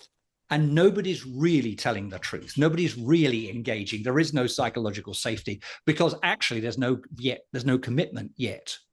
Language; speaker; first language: English; native; English